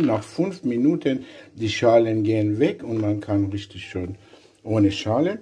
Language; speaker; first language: German; non-native, learner; Persian